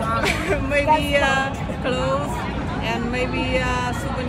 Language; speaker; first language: English; non-native, learner; Vietnamese